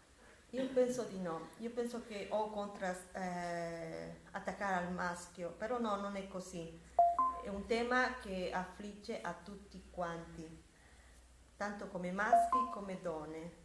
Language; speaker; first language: Italian; non-native, fluent; Spanish